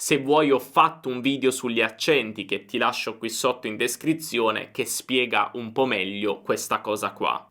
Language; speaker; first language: Italian; native; Italian